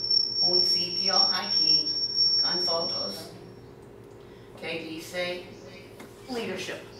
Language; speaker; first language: Spanish; non-native, fluent; English